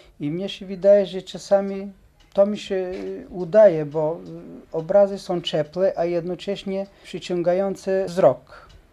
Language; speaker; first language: Polish; non-native, fluent; Bulgarian